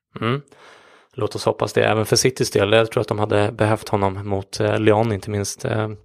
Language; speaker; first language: Swedish; native; Swedish